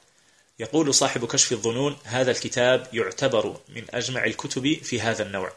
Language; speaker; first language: Arabic; native; Arabic